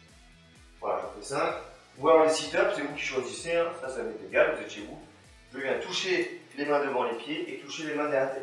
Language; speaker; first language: French; native; French